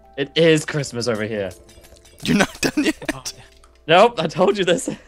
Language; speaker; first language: English; native; English